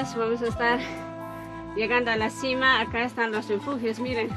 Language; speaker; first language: Spanish; native; Spanish